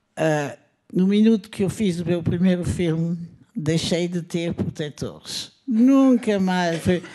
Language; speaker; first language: Portuguese; non-native, fluent; French